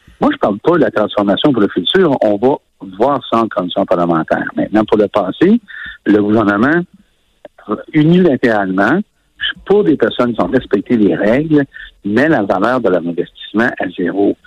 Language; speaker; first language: French; native; French